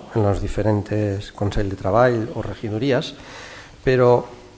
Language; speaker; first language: Spanish; non-native, local second language; Catalan